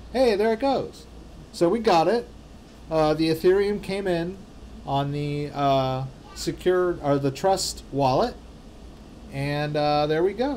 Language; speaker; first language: English; native; English